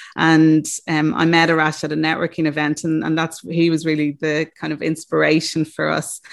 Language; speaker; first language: English; native; English